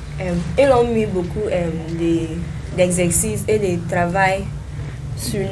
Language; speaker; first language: French; non-native, learner; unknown